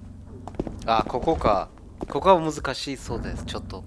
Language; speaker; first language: Japanese; non-native, learner; German